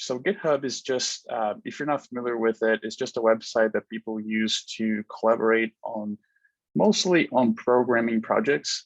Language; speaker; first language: English; non-native, fluent; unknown